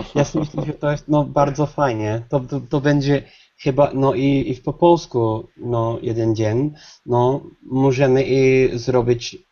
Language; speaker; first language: Polish; non-native, learner; English